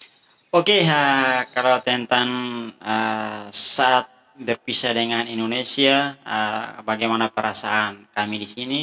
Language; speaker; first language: Indonesian; non-native, fluent; Tetum